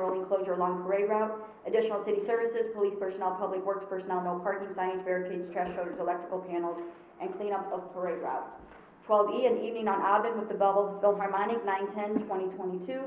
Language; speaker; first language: English; native; English